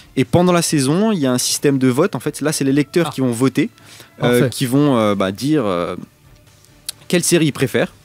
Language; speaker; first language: French; native; French